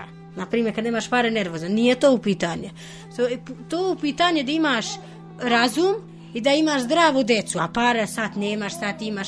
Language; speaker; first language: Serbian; non-native, fluent; Albanian